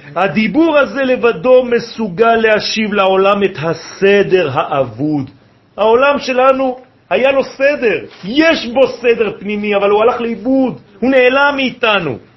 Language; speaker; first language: Hebrew; non-native, fluent; French